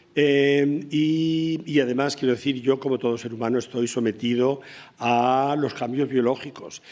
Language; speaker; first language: Spanish; native; Spanish